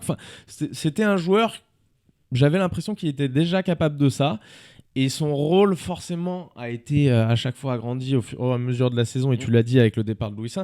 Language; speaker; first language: French; native; French